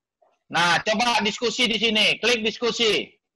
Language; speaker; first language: Indonesian; native; Indonesian